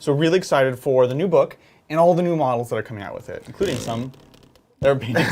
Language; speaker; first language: English; native; English